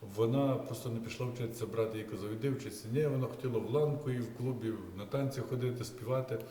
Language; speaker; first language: Ukrainian; native; Ukrainian